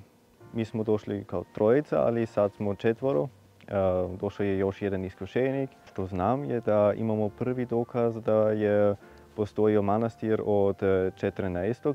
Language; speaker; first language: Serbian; non-native, fluent; German